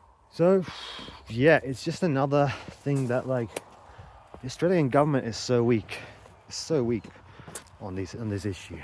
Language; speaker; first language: English; native; English